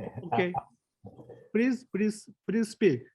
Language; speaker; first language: English; non-native, learner; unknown